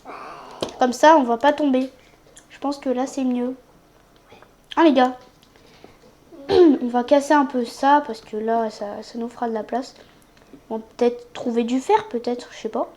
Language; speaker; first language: French; native; French